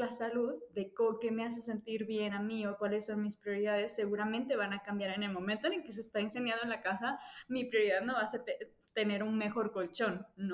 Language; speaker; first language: Spanish; native; Spanish